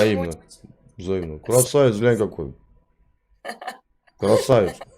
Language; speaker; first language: Russian; native; Russian